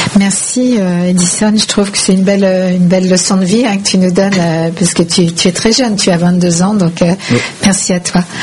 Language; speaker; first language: French; native; French